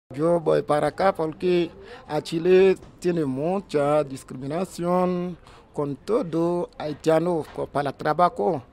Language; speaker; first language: Spanish; non-native, learner; Haitian Creole